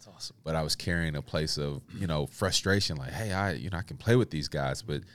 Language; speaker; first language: English; native; English